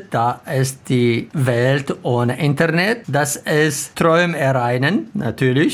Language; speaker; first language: German; non-native, learner; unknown